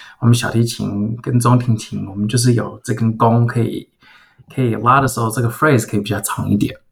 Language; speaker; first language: Chinese; early bilingual, heritage; Chinese